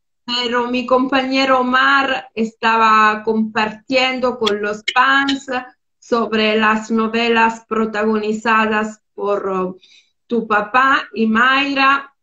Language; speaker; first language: Spanish; non-native, fluent; Italian